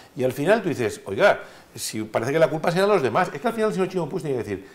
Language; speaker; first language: Spanish; native; Spanish